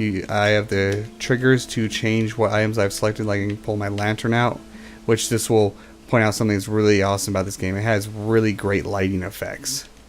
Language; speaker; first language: English; native; English